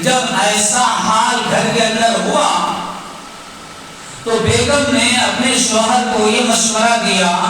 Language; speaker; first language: Urdu; native; Urdu